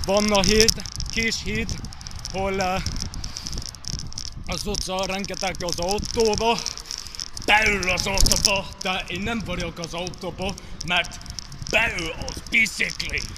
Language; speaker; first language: Hungarian; non-native, learner; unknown